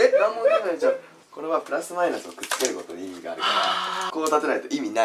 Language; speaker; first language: Japanese; native; Japanese